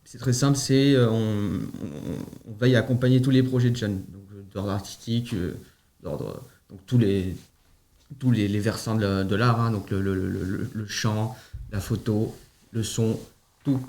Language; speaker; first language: French; native; French